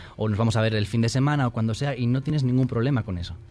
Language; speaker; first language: Spanish; native; Spanish